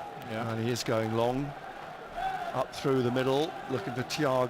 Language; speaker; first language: English; native; English